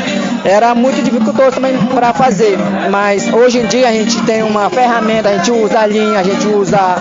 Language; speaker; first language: Portuguese; non-native, local second language; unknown